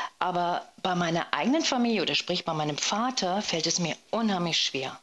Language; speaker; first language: German; native; German